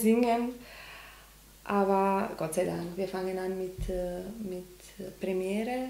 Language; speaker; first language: German; non-native, learner; Macedonian